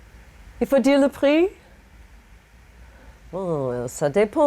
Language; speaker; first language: French; non-native, fluent; English